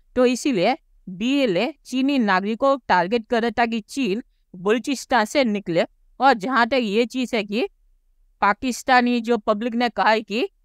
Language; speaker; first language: Hindi; native; Hindi